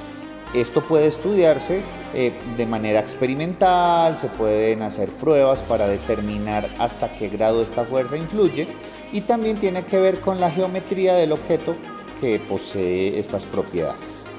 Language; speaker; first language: Spanish; native; Spanish